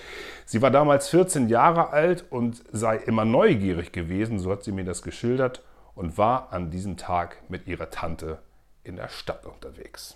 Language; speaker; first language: German; native; German